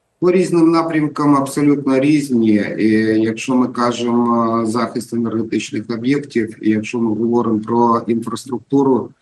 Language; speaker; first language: Ukrainian; native; Ukrainian